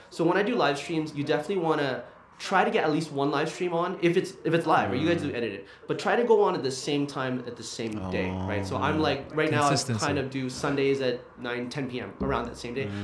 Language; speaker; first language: English; native; English